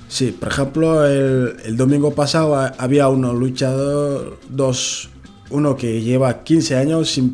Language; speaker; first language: Spanish; non-native, learner; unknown